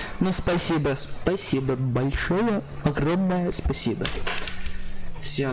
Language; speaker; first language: Russian; non-native, learner; Armenian